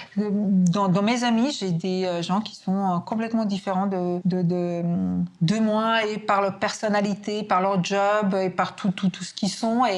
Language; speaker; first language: French; non-native, fluent; Serbian